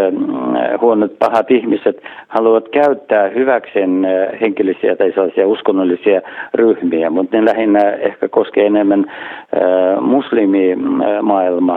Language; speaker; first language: Finnish; non-native, fluent; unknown